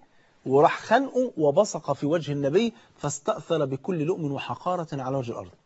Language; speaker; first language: Arabic; native; Arabic